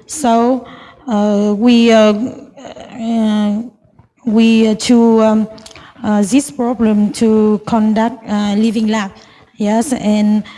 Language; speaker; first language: English; non-native, learner; Vietnamese